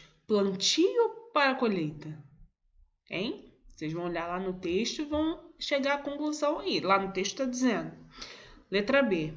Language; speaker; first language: Portuguese; native; Portuguese